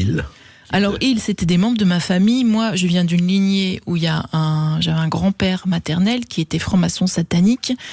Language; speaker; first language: French; native; French